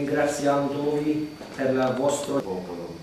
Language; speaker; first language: Italian; non-native, learner; Turkish